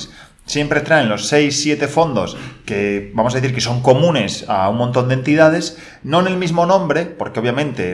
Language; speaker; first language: Spanish; native; Spanish